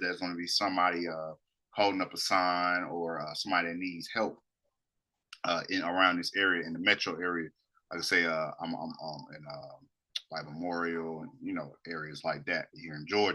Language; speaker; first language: English; native; English